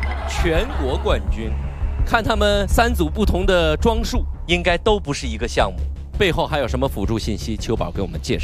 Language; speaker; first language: Chinese; native; Chinese